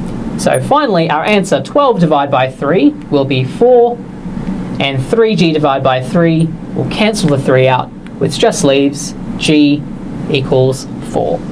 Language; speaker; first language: English; native; English